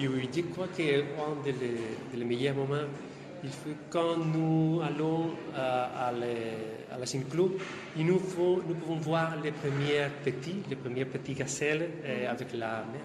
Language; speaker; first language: French; non-native, learner; Spanish